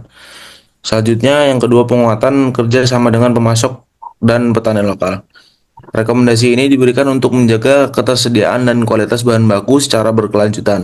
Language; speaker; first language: Indonesian; native; Indonesian